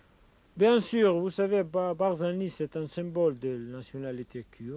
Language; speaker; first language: French; non-native, fluent; Kurdish